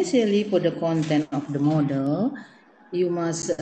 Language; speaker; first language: English; non-native, learner; Indonesian